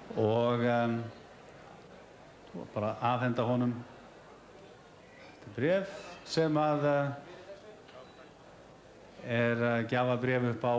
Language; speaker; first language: Icelandic; native; Icelandic